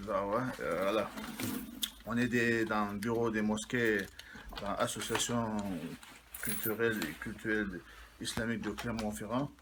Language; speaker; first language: French; non-native, learner; Chechen